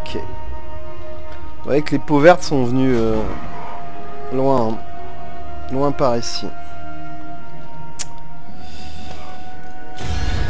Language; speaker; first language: French; native; French